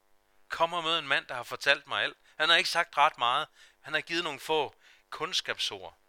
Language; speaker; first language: Danish; native; Danish